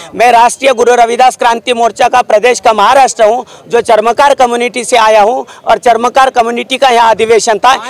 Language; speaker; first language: Hindi; non-native, local second language; Marathi